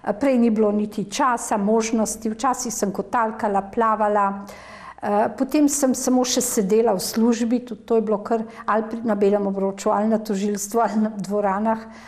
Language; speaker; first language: Slovenian; native; Slovenian